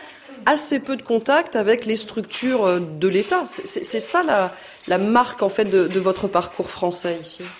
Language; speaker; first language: French; native; French